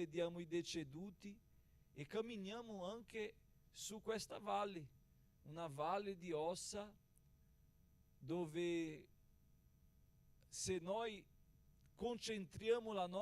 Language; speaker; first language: Italian; non-native, fluent; Portuguese